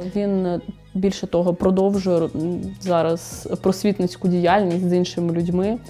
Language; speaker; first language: Ukrainian; native; Ukrainian